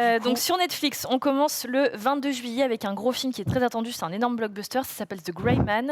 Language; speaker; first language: French; native; French